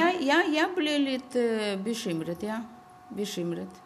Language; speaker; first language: Norwegian; early bilingual, other home language; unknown